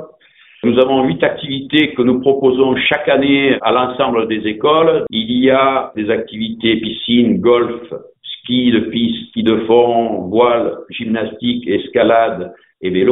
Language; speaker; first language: French; native; French